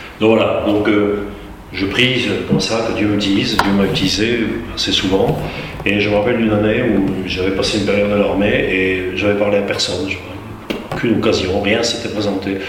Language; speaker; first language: French; native; French